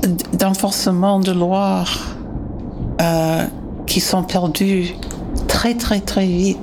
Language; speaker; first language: French; non-native, fluent; English